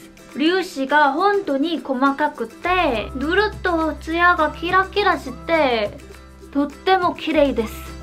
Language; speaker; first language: Japanese; non-native, fluent; Korean